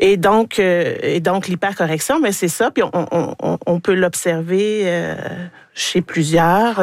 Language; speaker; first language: French; native; French